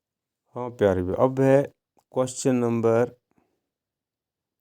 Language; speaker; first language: Hindi; non-native, local second language; Kashmiri